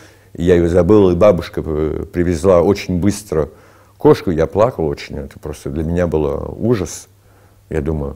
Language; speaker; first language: Russian; early bilingual, heritage; Russian